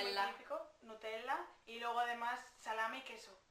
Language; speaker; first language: Spanish; native; Spanish